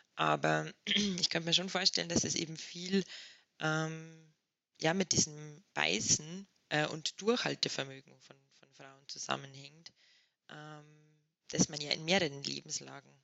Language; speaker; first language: German; native; German